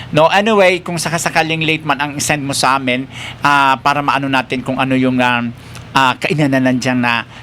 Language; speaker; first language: Filipino; non-native, local second language; Bikol